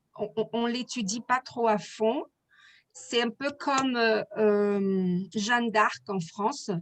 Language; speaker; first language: French; non-native, fluent; Portuguese